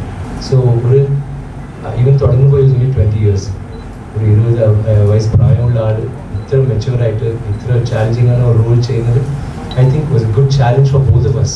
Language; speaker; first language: Tamil; non-native, learner; Malayalam